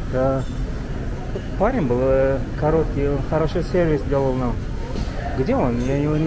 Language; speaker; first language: Russian; non-native, local second language; Uzbek